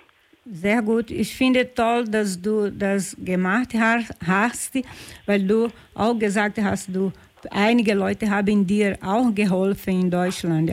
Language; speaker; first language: German; non-native, fluent; Portuguese